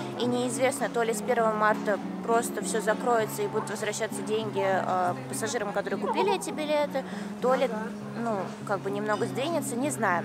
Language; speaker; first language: Russian; native; Russian